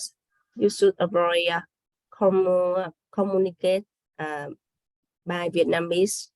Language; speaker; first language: English; non-native, learner; Vietnamese